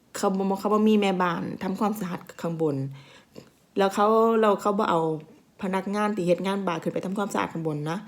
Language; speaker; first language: Thai; native; Thai